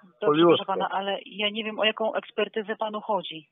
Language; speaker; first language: Polish; native; Polish